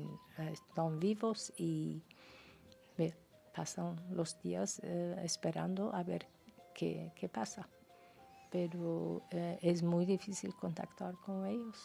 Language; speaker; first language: Spanish; non-native, fluent; Persian